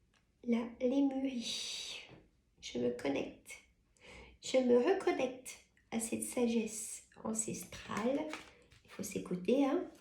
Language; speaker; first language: French; native; French